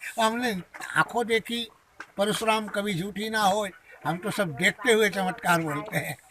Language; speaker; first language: Hindi; non-native, local second language; Bangla